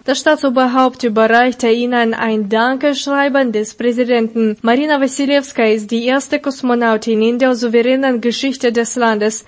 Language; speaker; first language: German; non-native, fluent; Russian